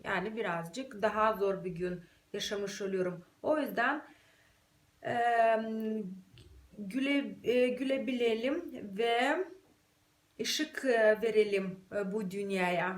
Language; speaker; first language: Turkish; non-native, fluent; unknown